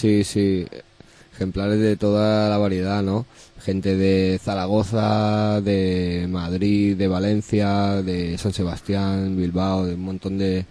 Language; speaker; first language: Spanish; native; Spanish